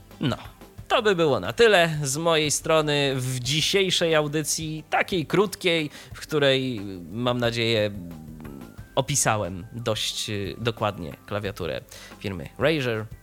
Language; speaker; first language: Polish; native; Polish